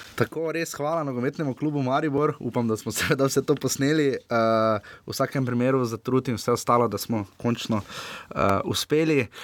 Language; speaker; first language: Slovenian; native; Slovenian